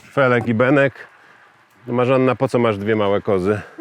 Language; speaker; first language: Polish; native; Polish